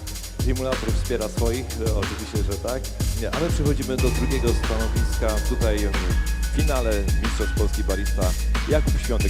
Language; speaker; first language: Polish; native; Polish